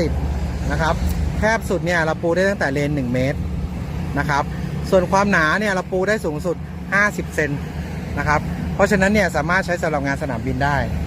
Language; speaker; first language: Thai; native; Thai